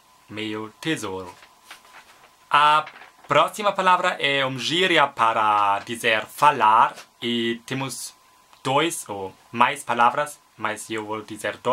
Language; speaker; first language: Portuguese; non-native, learner; German